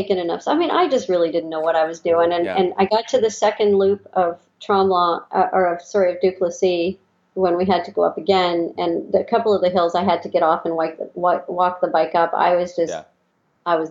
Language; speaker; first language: English; native; English